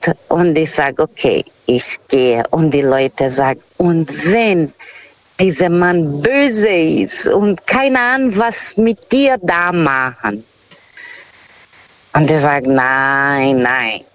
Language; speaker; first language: German; non-native, learner; Portuguese